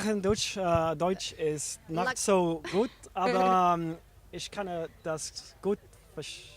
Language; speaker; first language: German; non-native, learner; Swedish